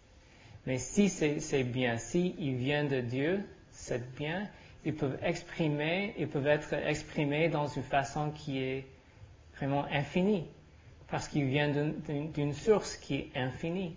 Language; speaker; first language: French; non-native, learner; English